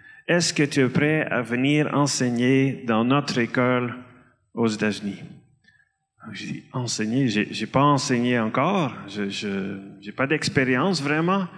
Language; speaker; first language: French; non-native, fluent; Dutch